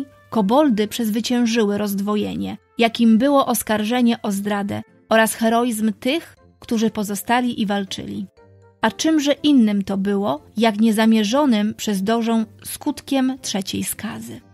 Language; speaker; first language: Polish; native; Polish